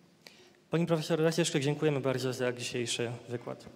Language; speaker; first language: Polish; native; Polish